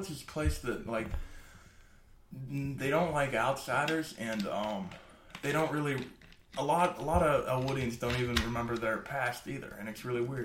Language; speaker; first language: English; native; English